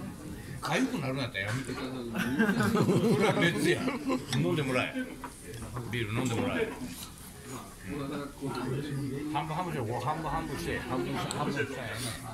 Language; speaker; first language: Japanese; native; Japanese